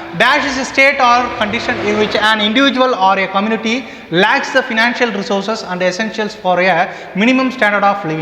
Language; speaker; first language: English; non-native, local second language; Tamil